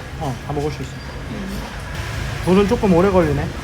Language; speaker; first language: Korean; native; Korean